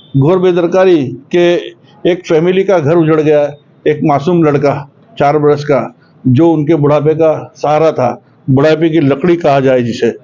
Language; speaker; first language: Hindi; non-native, local second language; Gujarati